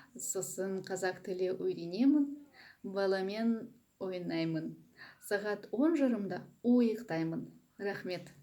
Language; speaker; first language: Kazakh; non-native, local second language; Russian